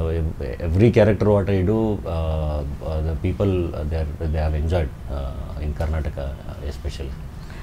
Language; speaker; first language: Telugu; non-native, learner; Kannada